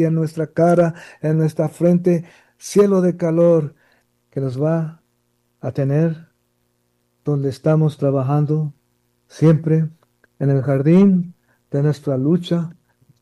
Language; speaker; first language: Spanish; early bilingual, heritage; Spanish